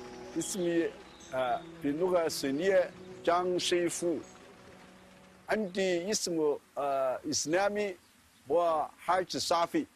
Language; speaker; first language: Arabic; non-native, fluent; Chinese